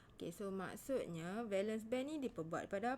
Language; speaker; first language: Malay; native; Malay